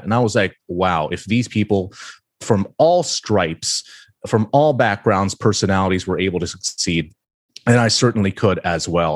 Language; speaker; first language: English; non-native, local second language; Filipino